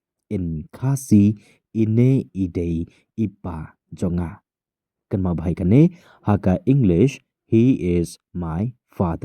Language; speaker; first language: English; non-native, local second language; Khasi